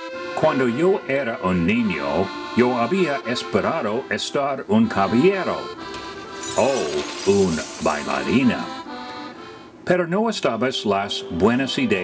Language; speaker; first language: Spanish; non-native, learner; English